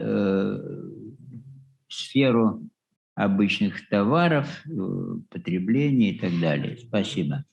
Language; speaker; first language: Russian; native; Russian